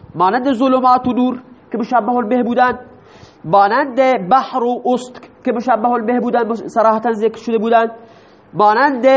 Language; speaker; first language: Persian; non-native, local second language; Baluchi